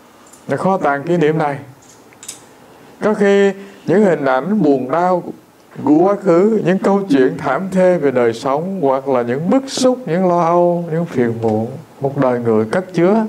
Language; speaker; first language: Vietnamese; native; Vietnamese